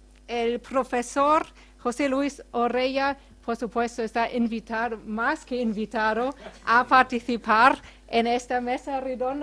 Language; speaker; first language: Spanish; non-native, fluent; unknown